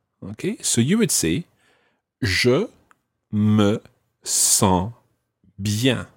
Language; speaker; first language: French; non-native, fluent; English